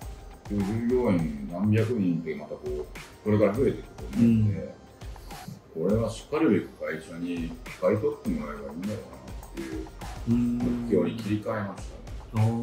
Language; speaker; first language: Japanese; native; Japanese